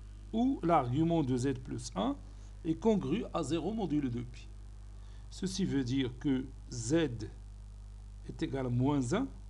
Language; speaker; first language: French; non-native, local second language; Arabic